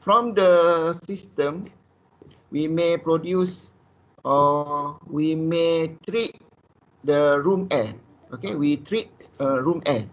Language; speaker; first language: English; non-native, local second language; Malay